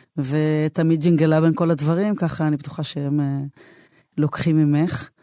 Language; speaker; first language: Hebrew; native; Hebrew